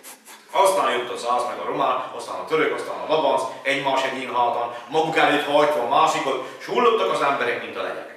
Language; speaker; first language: Hungarian; native; Hungarian